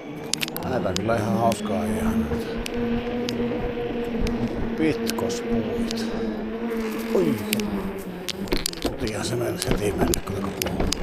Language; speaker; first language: Finnish; native; Finnish